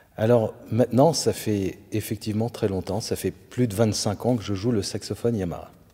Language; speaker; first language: French; native; French